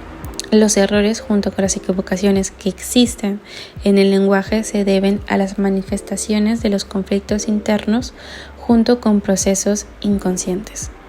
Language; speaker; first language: Spanish; native; Spanish